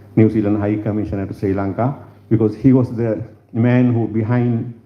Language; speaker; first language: English; non-native, local second language; Sinhala